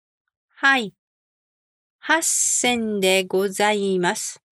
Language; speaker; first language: Japanese; native; Japanese